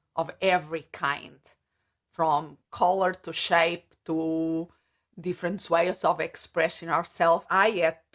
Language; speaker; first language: English; non-native, fluent; Portuguese